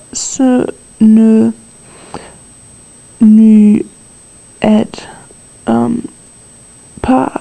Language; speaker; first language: French; non-native, learner; English